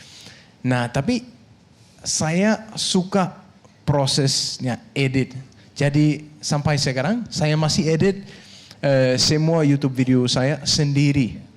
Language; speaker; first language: Indonesian; non-native, learner; Danish